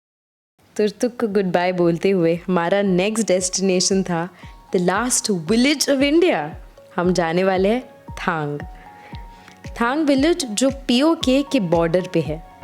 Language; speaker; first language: Hindi; native; Hindi